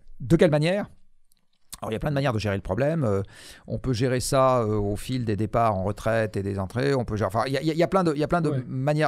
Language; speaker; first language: French; native; French